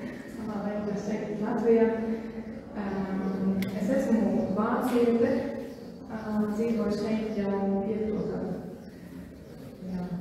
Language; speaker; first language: Latvian; non-native, learner; German